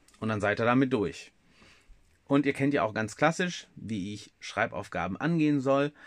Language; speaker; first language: German; native; German